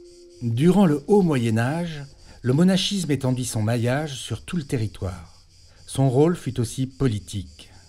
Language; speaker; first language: French; native; French